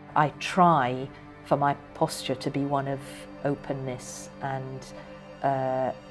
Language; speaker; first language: English; early bilingual, other home language; Persian